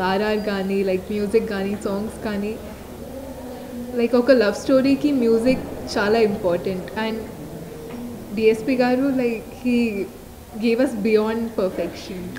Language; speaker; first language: Telugu; non-native, fluent; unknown